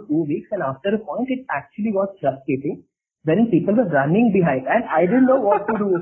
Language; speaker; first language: English; non-native, local second language; Malayalam